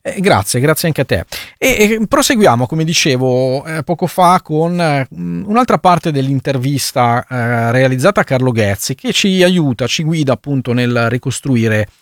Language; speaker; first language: Italian; native; Italian